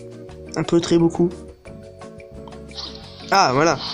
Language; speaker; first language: French; native; French